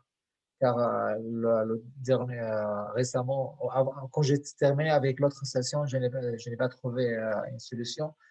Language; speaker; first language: French; non-native, fluent; Arabic